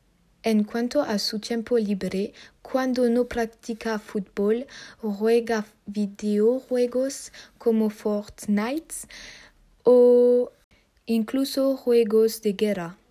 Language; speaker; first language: Spanish; non-native, learner; French